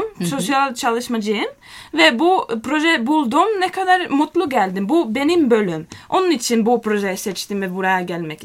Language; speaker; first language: Turkish; non-native, learner; Finnish